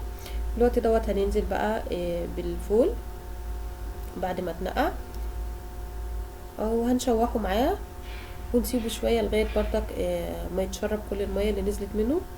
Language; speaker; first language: Arabic; native; Arabic